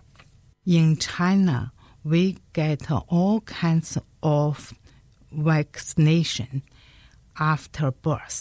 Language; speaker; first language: English; non-native, learner; Chinese